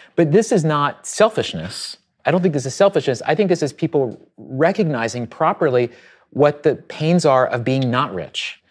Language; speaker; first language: English; native; English